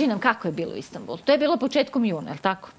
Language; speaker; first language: Croatian; native; Croatian